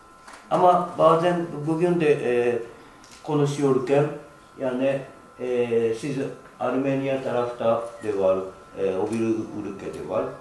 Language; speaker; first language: Turkish; non-native, fluent; Japanese